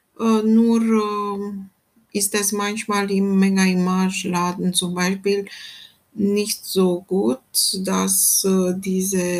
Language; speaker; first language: German; non-native, fluent; Romanian